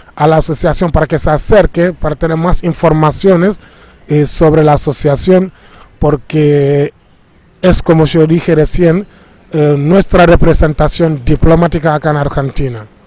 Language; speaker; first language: Spanish; non-native, fluent; Wolof